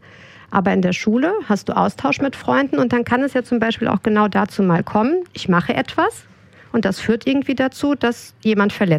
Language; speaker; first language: German; native; German